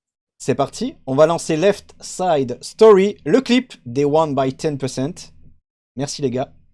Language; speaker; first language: French; native; French